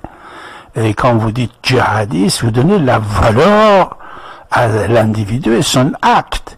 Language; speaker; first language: French; non-native, fluent; Persian